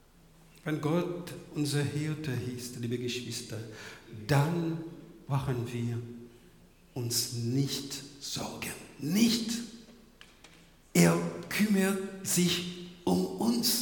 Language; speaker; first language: German; non-native, fluent; French